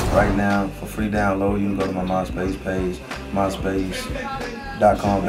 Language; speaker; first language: English; native; English